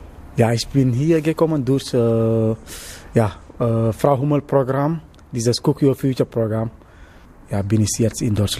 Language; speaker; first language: German; non-native, learner; Wolof